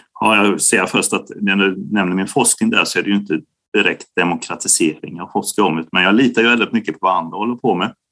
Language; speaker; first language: Swedish; native; Swedish